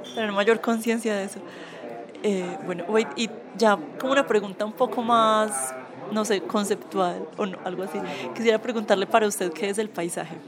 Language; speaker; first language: Spanish; native; Spanish